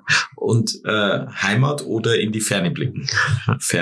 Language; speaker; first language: German; native; German